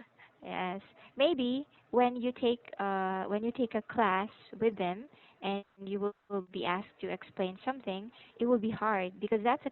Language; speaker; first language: English; non-native, local second language; Filipino